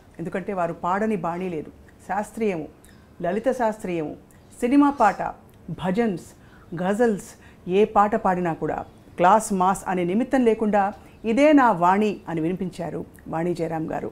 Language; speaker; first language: Telugu; native; Telugu